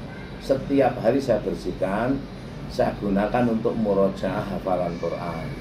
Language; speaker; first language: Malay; non-native, local second language; Javanese